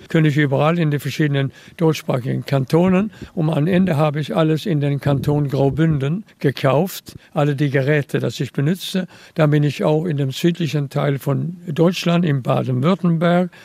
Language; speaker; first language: German; non-native, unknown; Swedish